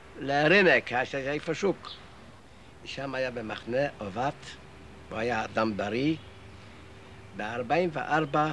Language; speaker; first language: Hebrew; non-native, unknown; Yiddish